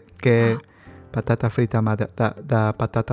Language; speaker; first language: Italian; non-native, learner; Spanish